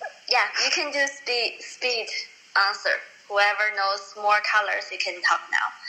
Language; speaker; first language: English; non-native, fluent; Chinese